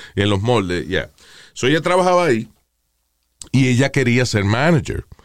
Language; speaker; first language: Spanish; native; Spanish